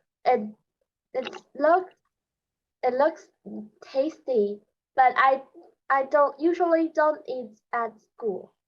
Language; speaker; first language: English; non-native, learner; Chinese